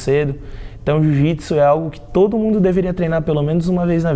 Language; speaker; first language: Portuguese; native; Portuguese